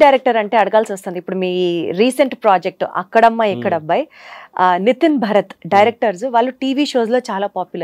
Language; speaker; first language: Telugu; native; Telugu